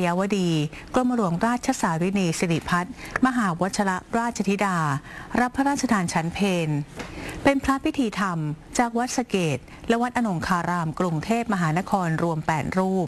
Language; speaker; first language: Thai; native; Thai